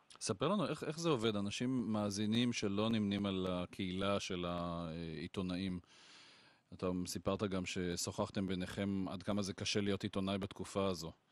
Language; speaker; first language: Hebrew; native; Hebrew